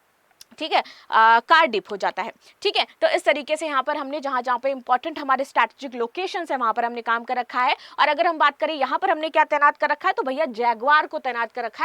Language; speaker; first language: Hindi; native; Hindi